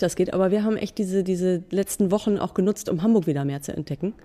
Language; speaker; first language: German; native; German